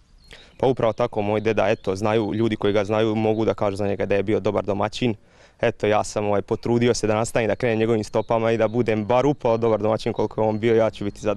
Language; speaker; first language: Croatian; native; Croatian